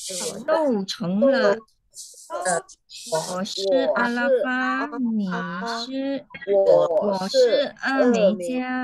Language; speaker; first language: Chinese; non-native, fluent; English